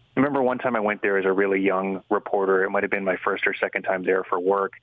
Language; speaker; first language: English; native; English